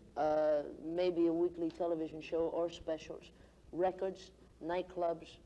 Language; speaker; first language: English; native; English